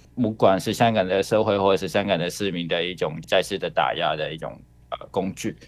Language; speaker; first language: Chinese; non-native, local second language; Cantonese